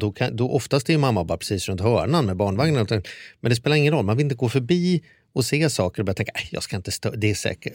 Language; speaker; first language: Swedish; native; Swedish